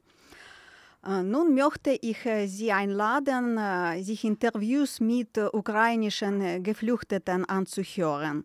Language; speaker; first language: German; non-native, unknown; Ukrainian